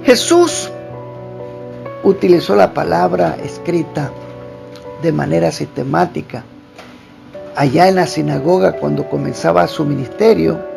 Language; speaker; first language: Spanish; native; Spanish